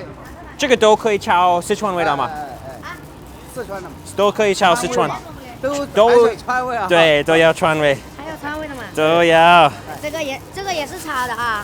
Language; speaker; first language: Chinese; non-native, fluent; English